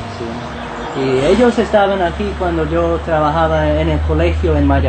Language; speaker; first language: Spanish; non-native, fluent; English